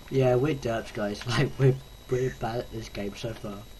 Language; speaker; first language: English; native; English